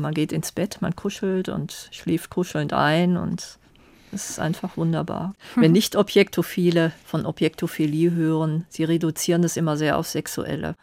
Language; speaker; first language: German; native; German